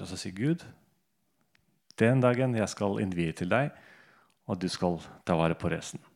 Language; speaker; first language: Norwegian; non-native, fluent; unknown